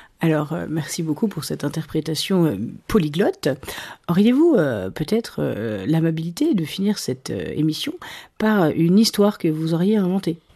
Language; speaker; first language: French; native; French